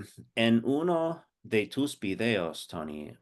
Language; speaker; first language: Spanish; non-native, fluent; English